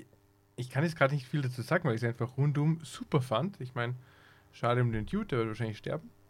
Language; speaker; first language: German; native; German